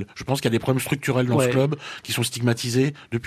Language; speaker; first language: French; native; French